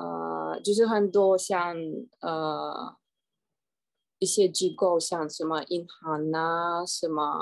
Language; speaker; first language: Chinese; non-native, fluent; Russian